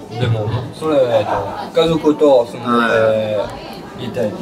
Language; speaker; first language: Japanese; non-native, learner; French